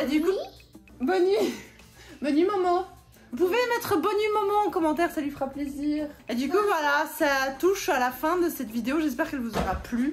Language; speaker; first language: French; native; French